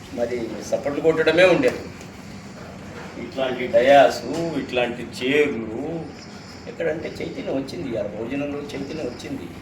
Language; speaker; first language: Telugu; native; Telugu